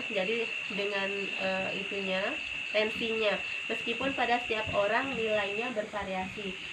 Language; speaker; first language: Indonesian; non-native, local second language; Sundanese